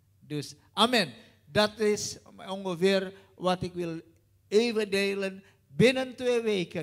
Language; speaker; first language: Dutch; non-native, learner; Indonesian